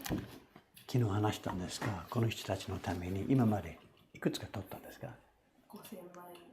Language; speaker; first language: Japanese; non-native, fluent; English